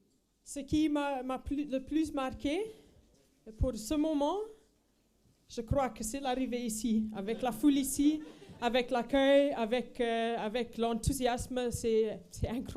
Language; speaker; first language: French; non-native, fluent; Afrikaans